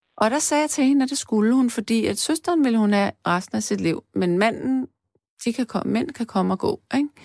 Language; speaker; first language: Danish; native; Danish